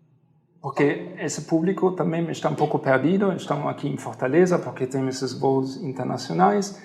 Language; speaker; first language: Portuguese; non-native, fluent; German